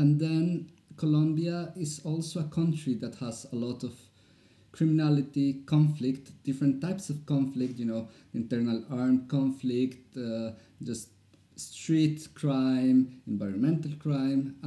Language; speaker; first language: English; non-native, fluent; Spanish